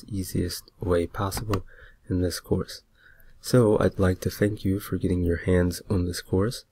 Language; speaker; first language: English; native; English